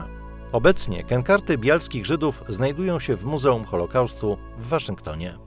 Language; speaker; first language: Polish; native; Polish